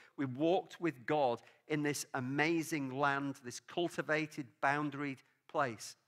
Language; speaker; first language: English; native; English